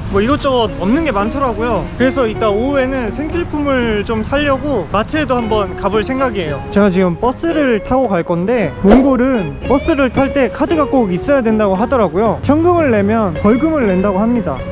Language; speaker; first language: Korean; native; Korean